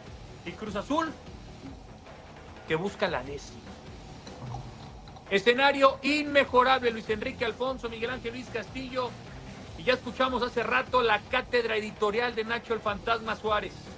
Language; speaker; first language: Spanish; native; Spanish